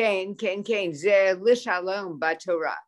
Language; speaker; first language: Hebrew; non-native, learner; English